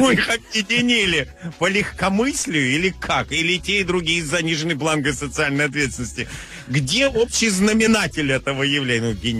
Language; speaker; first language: Russian; native; Russian